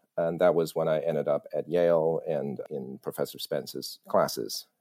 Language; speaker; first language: English; early bilingual, other home language; Chinese